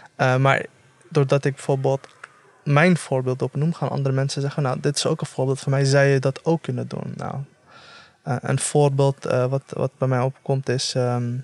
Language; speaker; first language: Dutch; native; Dutch